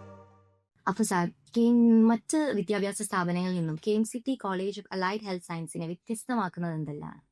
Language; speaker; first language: Malayalam; native; Malayalam